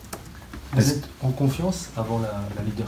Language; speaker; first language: French; native; French